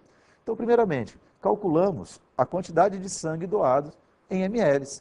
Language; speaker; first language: Portuguese; native; Portuguese